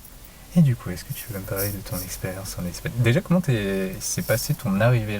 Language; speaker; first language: French; native; French